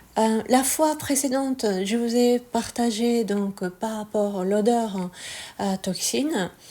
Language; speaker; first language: French; non-native, fluent; Japanese